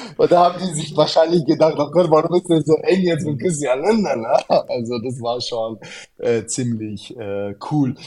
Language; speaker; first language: German; early bilingual, other home language; Arabic